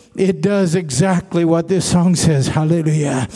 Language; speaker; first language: English; native; English